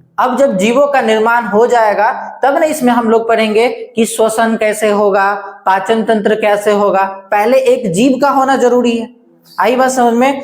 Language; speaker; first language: Hindi; native; Hindi